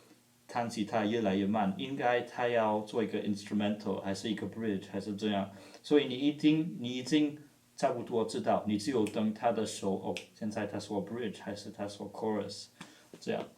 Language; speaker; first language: Chinese; non-native, fluent; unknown